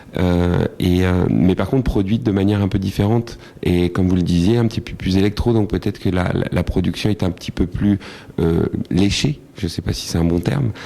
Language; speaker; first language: French; native; French